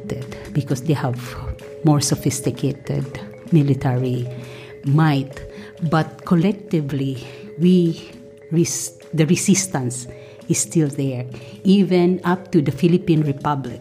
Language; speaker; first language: English; non-native, local second language; Maranao